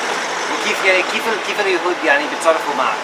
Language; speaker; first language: Arabic; non-native, learner; English